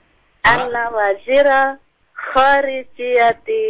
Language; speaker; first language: Arabic; non-native, learner; Indonesian